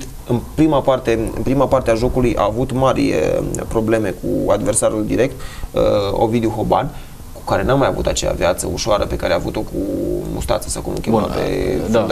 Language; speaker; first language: Romanian; native; Romanian